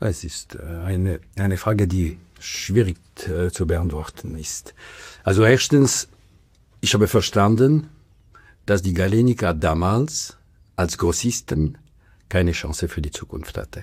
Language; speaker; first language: German; non-native, local second language; French